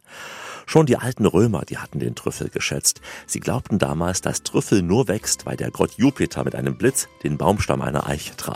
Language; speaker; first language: German; native; German